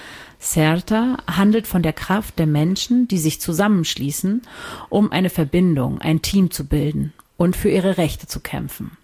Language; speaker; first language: German; native; German